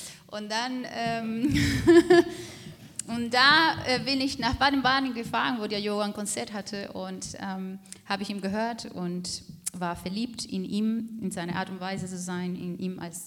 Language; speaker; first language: German; non-native, fluent; Spanish